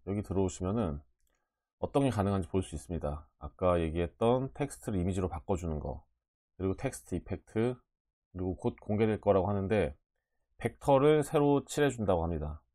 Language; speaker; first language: Korean; native; Korean